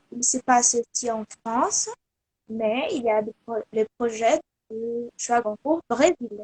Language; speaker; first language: French; non-native, learner; Portuguese